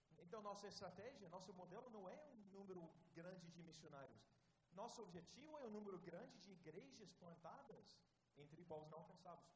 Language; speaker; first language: Portuguese; non-native, fluent; English